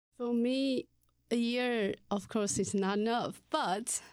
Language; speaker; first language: English; non-native, learner; Chinese